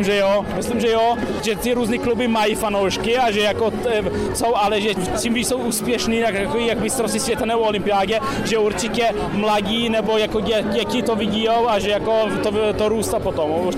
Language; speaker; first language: Czech; early bilingual, heritage; Czech